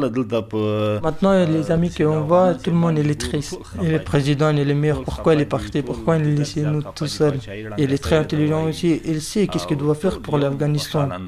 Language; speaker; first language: French; non-native, learner; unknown